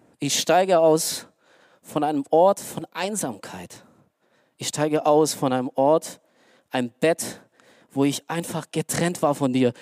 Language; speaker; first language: German; early bilingual, other home language; Romanian